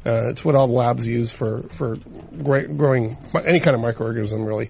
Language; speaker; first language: English; native; English